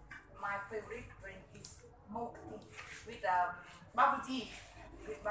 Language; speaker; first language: English; non-native, learner; Vietnamese